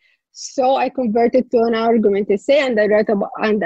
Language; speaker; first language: English; non-native, fluent; Arabic